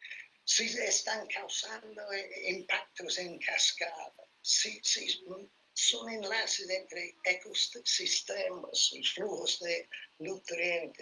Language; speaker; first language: Spanish; non-native, fluent; English